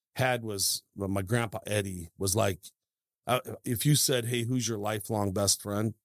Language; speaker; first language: English; native; English